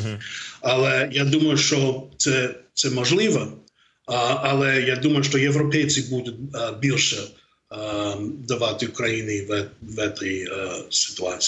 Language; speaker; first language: Ukrainian; non-native, learner; English